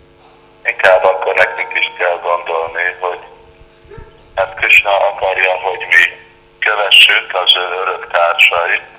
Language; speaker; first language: Hungarian; non-native, fluent; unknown